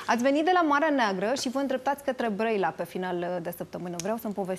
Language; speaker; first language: Romanian; native; Romanian